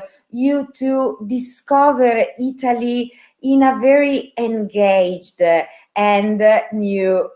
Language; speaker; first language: English; non-native, fluent; Italian